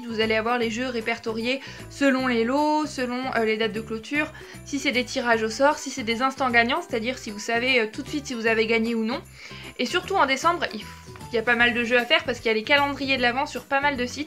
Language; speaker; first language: French; native; French